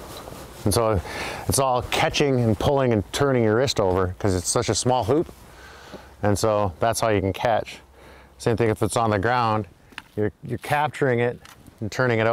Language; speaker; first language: English; native; English